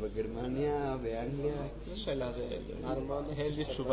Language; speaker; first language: Hebrew; non-native, learner; Spanish